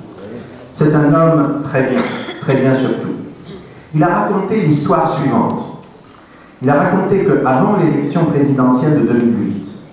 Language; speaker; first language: French; native; French